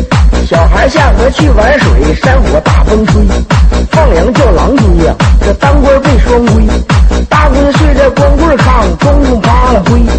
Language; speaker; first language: Chinese; native; Chinese